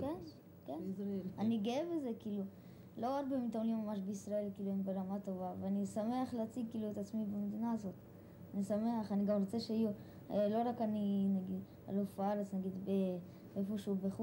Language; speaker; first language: Hebrew; early bilingual, other home language; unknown